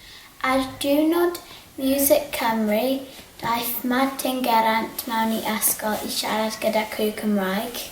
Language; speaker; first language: Welsh; non-native, local second language; English